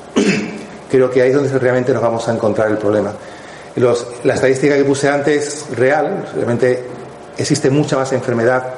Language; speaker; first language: Spanish; native; Spanish